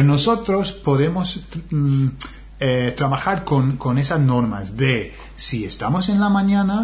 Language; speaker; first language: Spanish; non-native, fluent; English